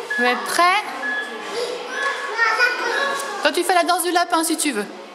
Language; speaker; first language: French; native; French